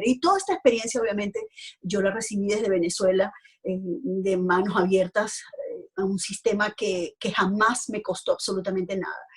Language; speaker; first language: Spanish; native; Spanish